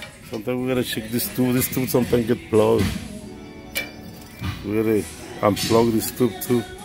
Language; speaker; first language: English; non-native, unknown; Spanish